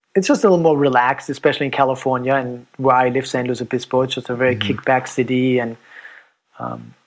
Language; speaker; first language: English; non-native, fluent; German